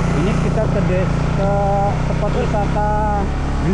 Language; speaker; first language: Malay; non-native, local second language; Javanese